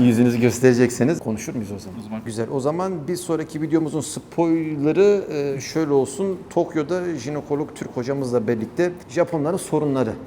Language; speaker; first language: Turkish; native; Turkish